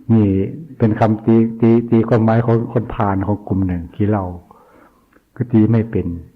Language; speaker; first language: Thai; non-native, local second language; Northeastern Thai